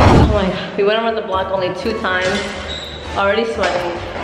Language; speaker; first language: English; early bilingual, other home language; Spanish